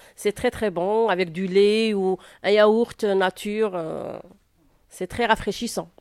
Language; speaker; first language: French; non-native, local second language; Arabic